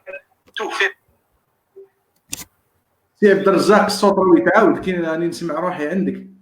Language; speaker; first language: Arabic; native; Arabic